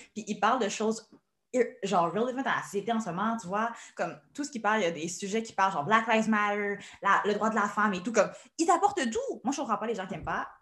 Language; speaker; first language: French; native; French